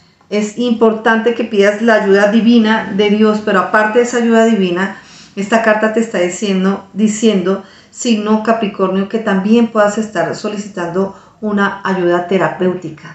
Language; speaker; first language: Spanish; native; Spanish